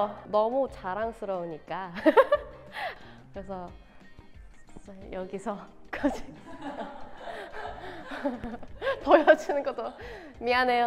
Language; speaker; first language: Korean; non-native, fluent; Thai